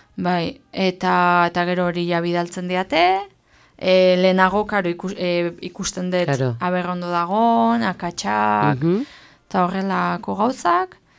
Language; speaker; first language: Basque; native; Basque